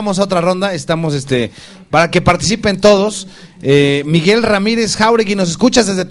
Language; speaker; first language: Spanish; native; Spanish